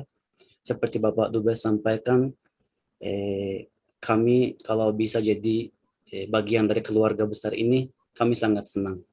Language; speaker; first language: Indonesian; non-native, learner; Turkish